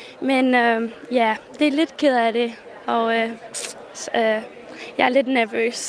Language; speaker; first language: Danish; early bilingual, heritage; English